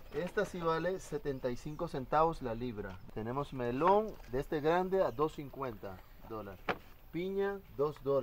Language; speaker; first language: Spanish; native; Spanish